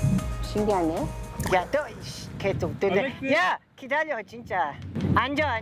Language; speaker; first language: Korean; non-native, fluent; English